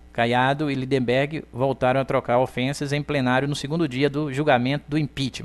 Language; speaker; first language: Portuguese; native; Portuguese